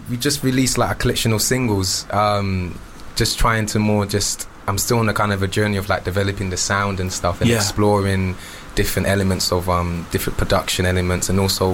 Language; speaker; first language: English; native; English